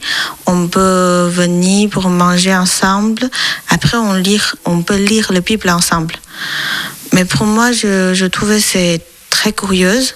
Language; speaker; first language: French; non-native, learner; Chinese